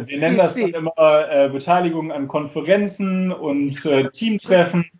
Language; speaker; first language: German; native; German